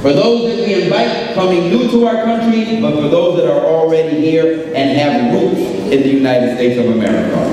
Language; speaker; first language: English; early bilingual, other home language; Spanish